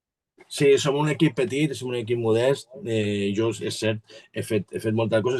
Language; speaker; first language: Catalan; native; Catalan